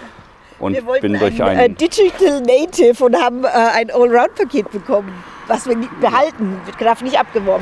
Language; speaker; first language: German; native; German